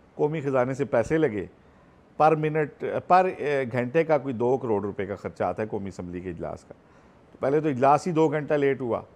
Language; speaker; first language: Urdu; native; Urdu